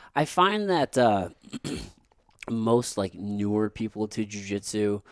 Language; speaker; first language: English; native; English